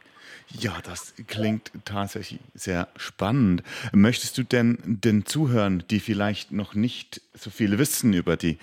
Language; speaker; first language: German; native; German